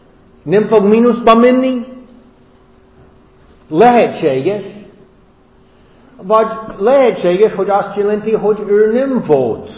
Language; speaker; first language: Hungarian; non-native, fluent; English